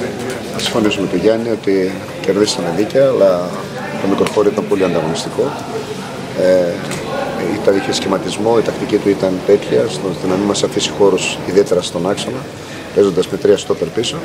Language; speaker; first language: Greek; native; Greek